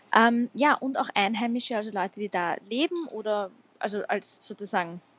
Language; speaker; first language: German; native; German